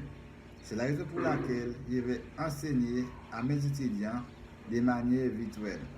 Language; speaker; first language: French; non-native, fluent; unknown